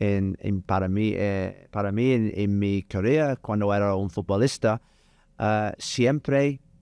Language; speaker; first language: Spanish; non-native, learner; English